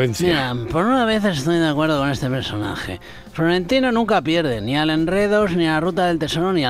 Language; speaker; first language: Spanish; native; Spanish